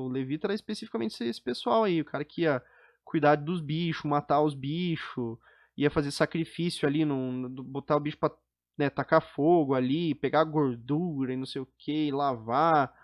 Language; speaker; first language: Portuguese; native; Portuguese